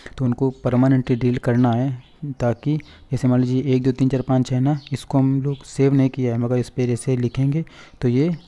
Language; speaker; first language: Hindi; native; Hindi